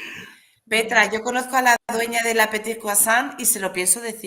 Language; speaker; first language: Spanish; native; Spanish